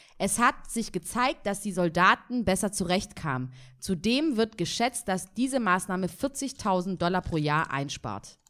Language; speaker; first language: German; native; German